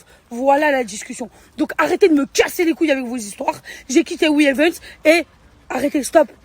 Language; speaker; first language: French; native; French